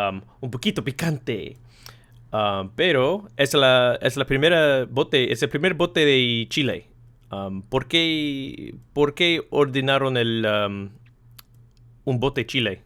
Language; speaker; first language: Spanish; non-native, learner; English